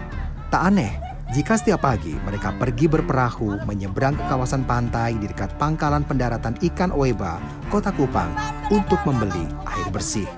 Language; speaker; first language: Indonesian; native; Indonesian